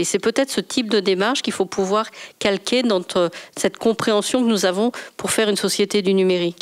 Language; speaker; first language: French; native; French